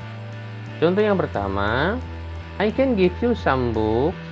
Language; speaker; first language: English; non-native, learner; Indonesian